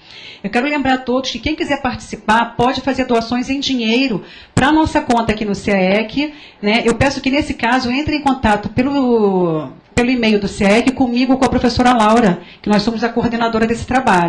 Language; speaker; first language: Portuguese; native; Portuguese